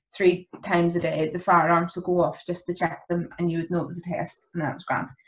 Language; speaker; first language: English; native; English